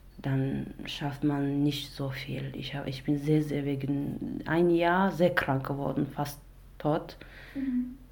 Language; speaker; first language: German; non-native, learner; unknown